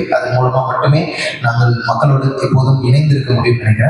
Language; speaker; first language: Tamil; native; Tamil